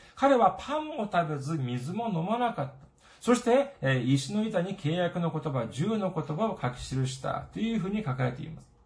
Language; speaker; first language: Japanese; non-native, fluent; Korean